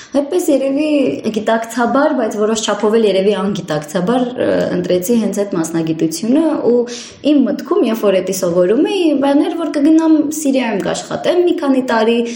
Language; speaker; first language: Armenian; early bilingual, heritage; Armenian